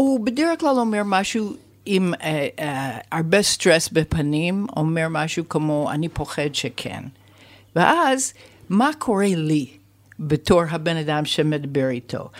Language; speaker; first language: Hebrew; non-native, fluent; English